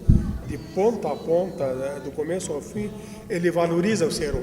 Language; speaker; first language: Portuguese; non-native, fluent; Arabic